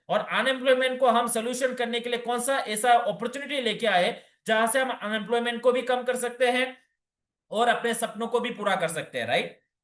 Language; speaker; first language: Hindi; non-native, local second language; Bangla